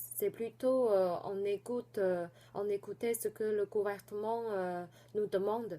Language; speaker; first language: French; non-native, fluent; Chinese